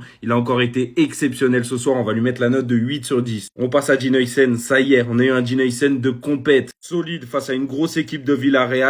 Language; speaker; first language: French; native; French